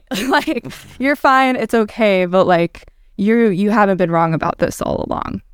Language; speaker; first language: English; native; English